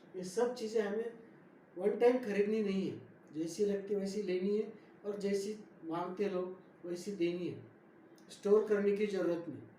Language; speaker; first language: Hindi; non-native, local second language; Marathi